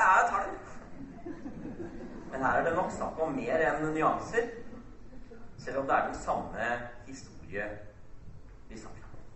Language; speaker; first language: Norwegian; native; Norwegian